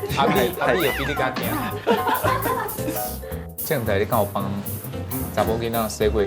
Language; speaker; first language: Chinese; native; Chinese